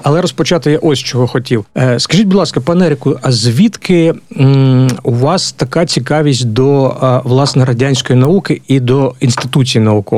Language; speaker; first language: Ukrainian; native; Ukrainian